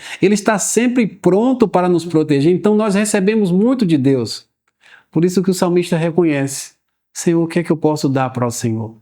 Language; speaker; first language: Portuguese; native; Portuguese